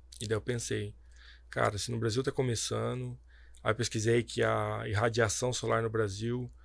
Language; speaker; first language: Portuguese; native; Portuguese